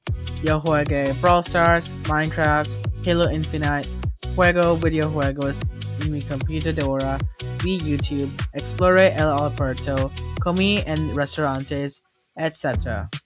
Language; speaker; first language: Spanish; non-native, learner; English